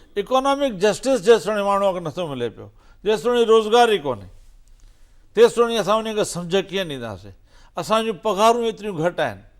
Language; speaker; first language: Sindhi; native; Sindhi